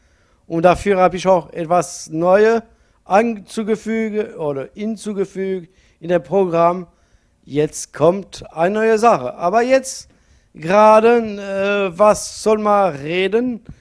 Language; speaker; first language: German; non-native, learner; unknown